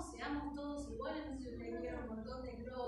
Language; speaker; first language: Spanish; native; Spanish